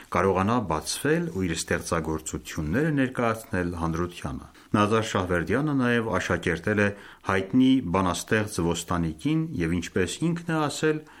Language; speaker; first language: Armenian; native; Armenian